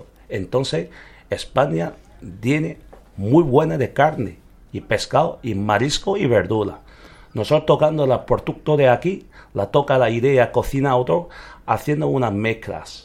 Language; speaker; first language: Spanish; non-native, learner; Chinese